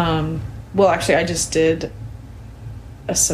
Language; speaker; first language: English; native; English